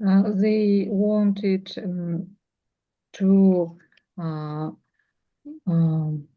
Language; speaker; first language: English; non-native, learner; Russian